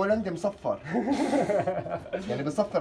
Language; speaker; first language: Arabic; native; Arabic